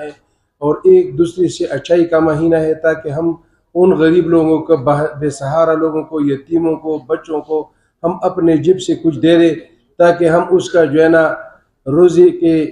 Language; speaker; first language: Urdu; non-native, local second language; Pashto